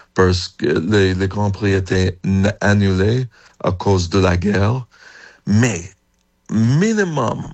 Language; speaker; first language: French; non-native, learner; English